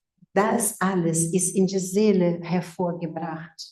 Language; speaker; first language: German; non-native, fluent; Portuguese